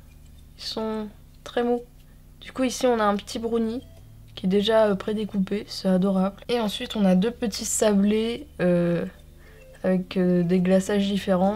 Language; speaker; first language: French; native; French